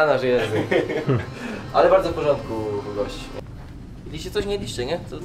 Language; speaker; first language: Polish; native; Polish